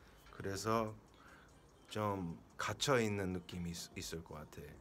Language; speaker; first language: Korean; early bilingual, heritage; Korean